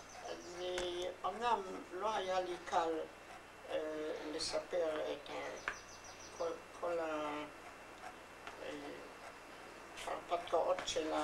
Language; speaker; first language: Hebrew; non-native, fluent; German